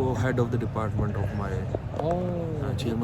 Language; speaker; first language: English; non-native, learner; Urdu